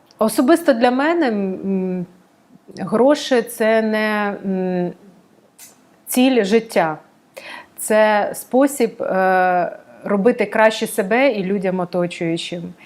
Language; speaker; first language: Ukrainian; non-native, local second language; Russian